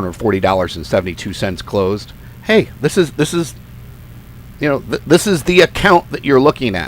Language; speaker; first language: English; native; English